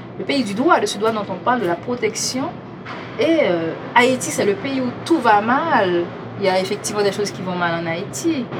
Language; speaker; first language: French; non-native, local second language; Haitian Creole